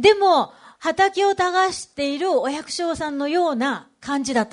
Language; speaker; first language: Japanese; native; Japanese